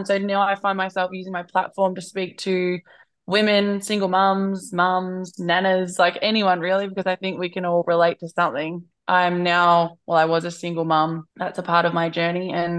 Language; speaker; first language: English; native; English